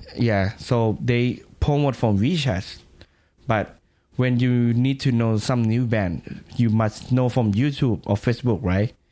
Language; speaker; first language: English; non-native, learner; Thai